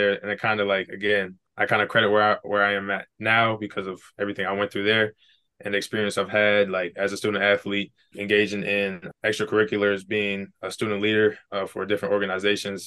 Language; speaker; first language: English; native; English